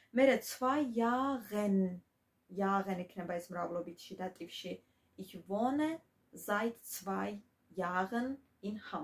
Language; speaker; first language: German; non-native, fluent; Georgian